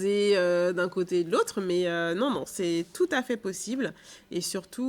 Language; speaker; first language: French; native; French